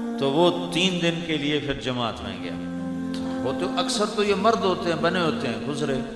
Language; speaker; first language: Urdu; non-native, local second language; Punjabi